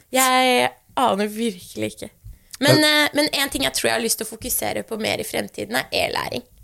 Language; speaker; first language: Norwegian; early bilingual, other home language; Persian